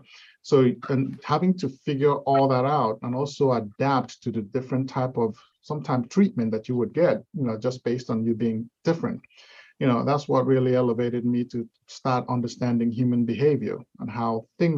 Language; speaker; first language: English; non-native, local second language; Igbo